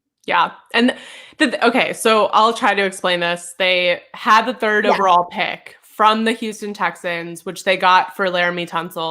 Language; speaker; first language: English; native; English